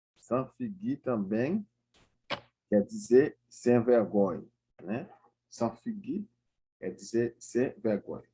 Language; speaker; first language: Portuguese; non-native, fluent; Haitian Creole